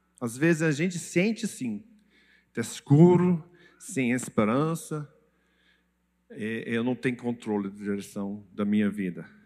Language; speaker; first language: Portuguese; non-native, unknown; English